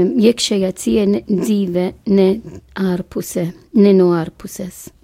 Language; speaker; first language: Latvian; non-native, fluent; Maltese